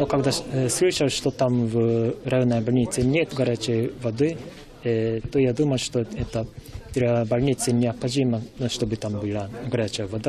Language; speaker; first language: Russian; non-native, learner; Japanese